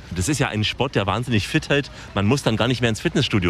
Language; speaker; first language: German; native; German